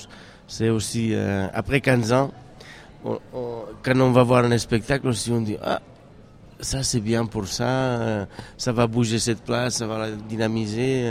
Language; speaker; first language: French; non-native, fluent; Catalan